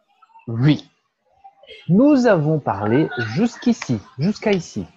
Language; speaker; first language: French; non-native, fluent; Portuguese